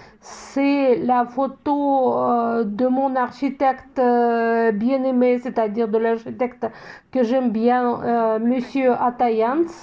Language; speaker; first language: French; non-native, fluent; Russian